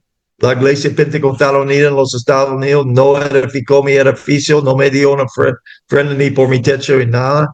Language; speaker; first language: Spanish; non-native, fluent; English